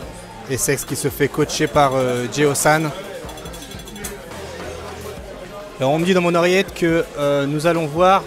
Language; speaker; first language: French; native; French